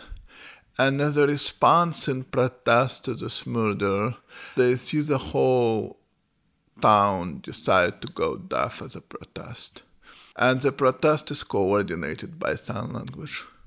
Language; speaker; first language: English; non-native, fluent; Ukrainian